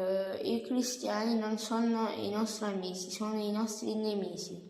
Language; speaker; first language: Italian; early bilingual, other home language; Bangla